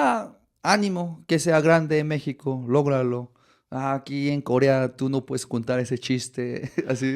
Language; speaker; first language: Spanish; non-native, fluent; Korean